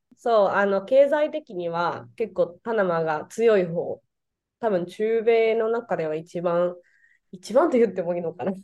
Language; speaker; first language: Japanese; non-native, fluent; Spanish